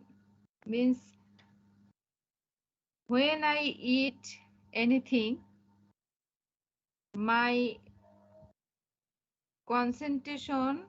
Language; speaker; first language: English; non-native, learner; Bangla